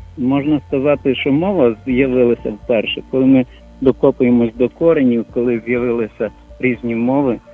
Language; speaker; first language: Ukrainian; native; Ukrainian